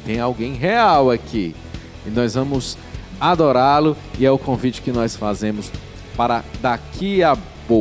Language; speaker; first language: Portuguese; native; Portuguese